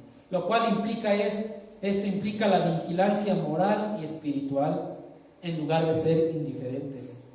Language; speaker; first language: Spanish; native; Spanish